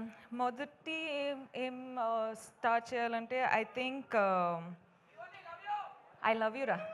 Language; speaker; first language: Telugu; non-native, local second language; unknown